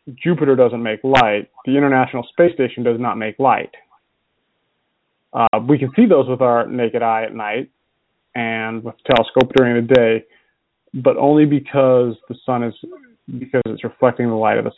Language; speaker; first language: English; native; English